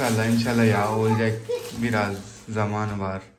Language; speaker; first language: Turkish; non-native, learner; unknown